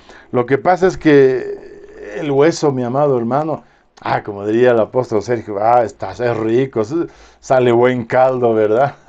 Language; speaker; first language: Spanish; native; Spanish